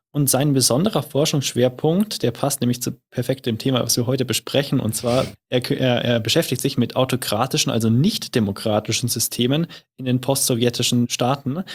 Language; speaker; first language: German; native; German